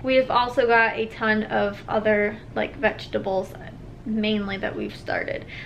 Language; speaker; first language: English; native; English